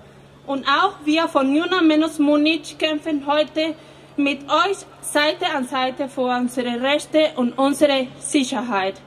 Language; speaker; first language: German; non-native, fluent; Spanish